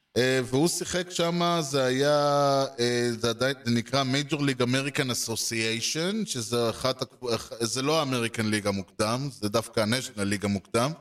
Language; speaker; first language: Hebrew; native; Hebrew